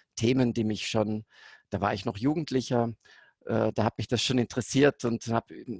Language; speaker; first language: German; native; German